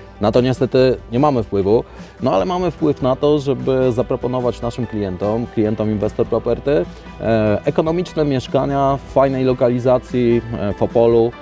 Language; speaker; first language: Polish; native; Polish